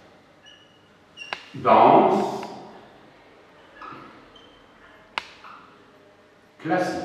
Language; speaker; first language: French; non-native, local second language; Arabic